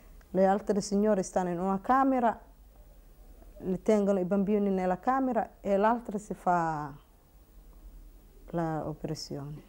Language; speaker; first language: Italian; non-native, learner; Somali